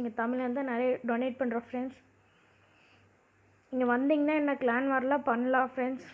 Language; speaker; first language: Tamil; native; Tamil